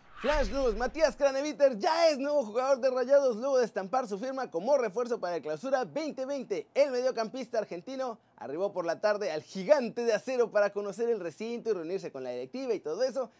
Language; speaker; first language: Spanish; native; Spanish